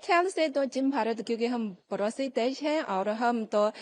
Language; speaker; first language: Hindi; non-native, fluent; Chinese